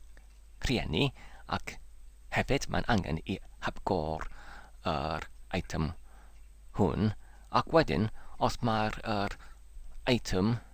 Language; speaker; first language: Welsh; non-native, learner; English